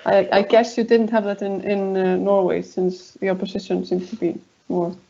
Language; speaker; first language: English; non-native, fluent; Icelandic